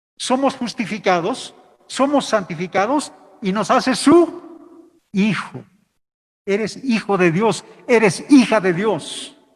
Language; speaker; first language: Spanish; non-native, local second language; Aymara